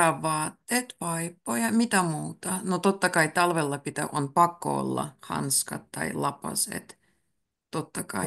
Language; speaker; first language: Finnish; native; Finnish